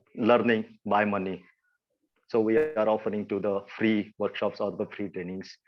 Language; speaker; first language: English; non-native, local second language; Marathi